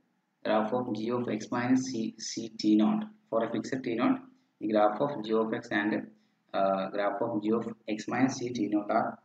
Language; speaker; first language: English; non-native, local second language; Malayalam